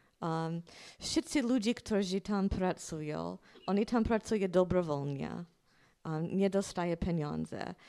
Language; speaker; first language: Polish; non-native, fluent; English